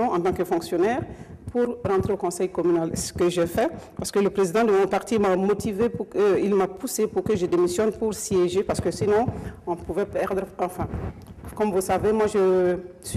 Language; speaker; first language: French; non-native, local second language; Mossi